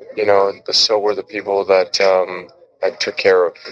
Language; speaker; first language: English; native; English